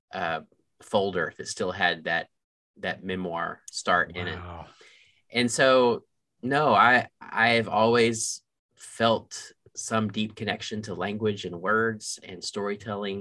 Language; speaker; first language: English; native; English